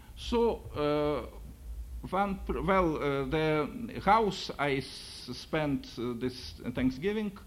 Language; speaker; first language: English; non-native, fluent; Lithuanian